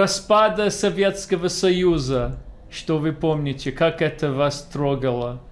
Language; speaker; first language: Russian; non-native, fluent; English